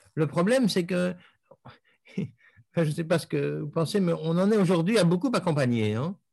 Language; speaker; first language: French; native; French